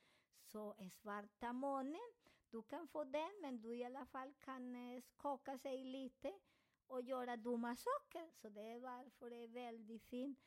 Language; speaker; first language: Swedish; non-native, fluent; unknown